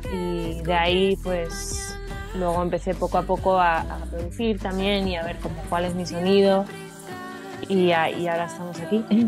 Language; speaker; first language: Spanish; early bilingual, heritage; Spanish